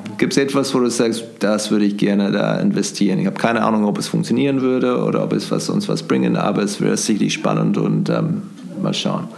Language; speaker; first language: German; non-native, fluent; English